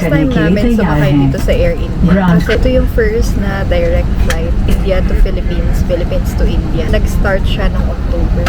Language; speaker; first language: Filipino; native; Filipino